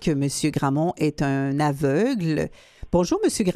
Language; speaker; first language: French; native; French